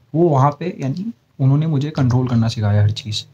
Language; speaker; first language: Hindi; native; Hindi